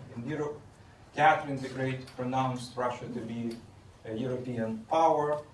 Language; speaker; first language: English; non-native, fluent; Russian